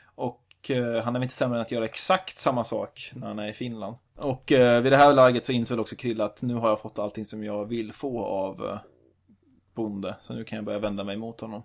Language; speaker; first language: Swedish; native; Swedish